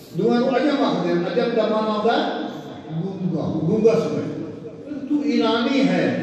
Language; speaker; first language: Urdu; non-native, local second language; Punjabi